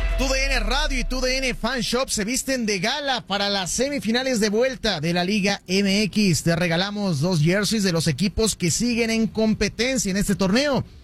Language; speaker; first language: Spanish; native; Spanish